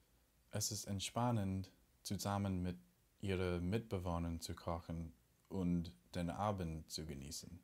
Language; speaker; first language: German; non-native, learner; English